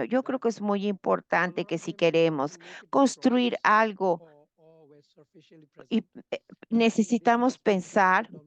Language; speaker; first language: Spanish; non-native, fluent; Portuguese